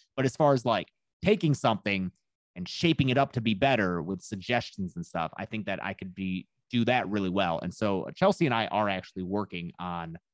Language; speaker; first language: English; native; English